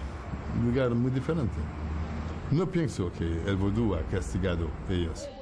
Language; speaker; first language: Spanish; non-native, fluent; Haitian Creole